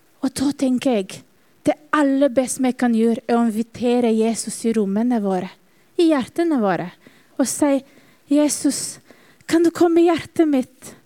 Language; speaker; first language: Norwegian; non-native, fluent; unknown